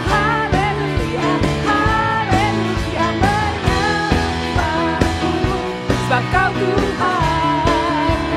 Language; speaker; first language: Indonesian; native; Indonesian